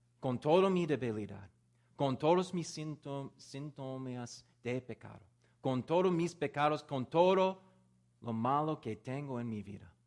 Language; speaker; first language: Spanish; non-native, learner; English